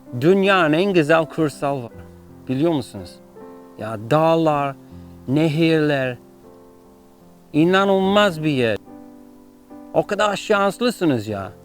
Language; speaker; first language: Turkish; non-native, learner; English